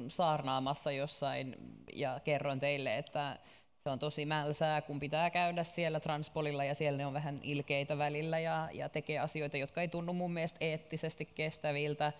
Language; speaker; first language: Finnish; native; Finnish